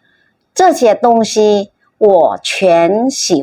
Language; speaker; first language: Chinese; non-native, fluent; Indonesian